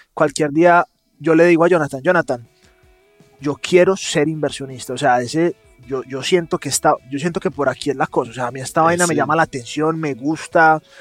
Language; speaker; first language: Spanish; native; Spanish